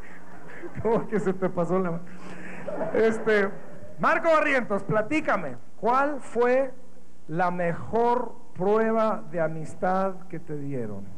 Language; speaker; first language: Spanish; native; Spanish